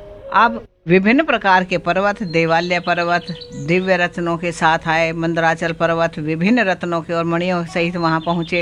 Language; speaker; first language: Hindi; native; Hindi